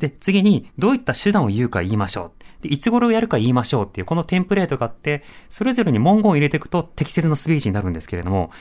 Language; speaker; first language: Japanese; native; Japanese